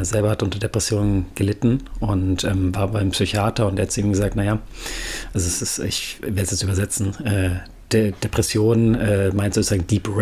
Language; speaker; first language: German; native; German